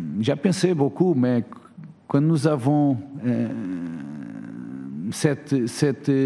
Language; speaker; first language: French; non-native, learner; Portuguese